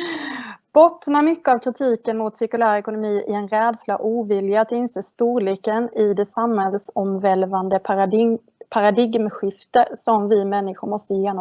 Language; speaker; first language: Swedish; native; Swedish